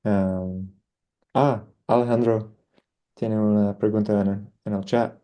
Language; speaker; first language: Spanish; non-native, fluent; English